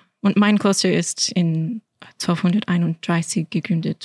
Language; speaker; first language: German; non-native, fluent; English